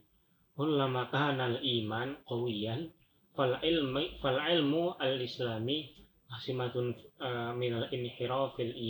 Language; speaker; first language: Arabic; non-native, learner; Indonesian